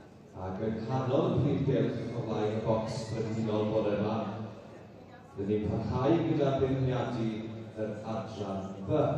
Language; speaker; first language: Welsh; native; Welsh